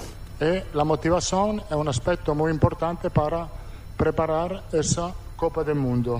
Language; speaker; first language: Portuguese; non-native, fluent; Italian